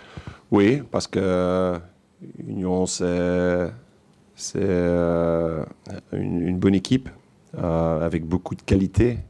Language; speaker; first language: French; non-native, local second language; Dutch